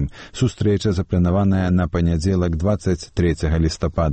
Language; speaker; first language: Belarusian; native; Belarusian